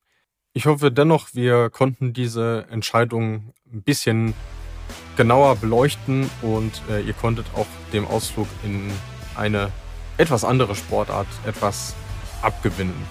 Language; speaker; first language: German; native; German